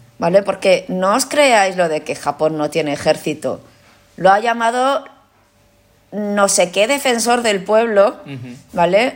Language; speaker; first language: Spanish; early bilingual, other home language; Korean